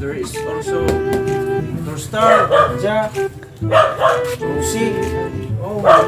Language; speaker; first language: English; non-native, learner; Filipino